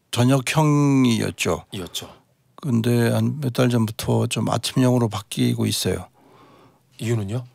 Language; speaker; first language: Korean; native; Korean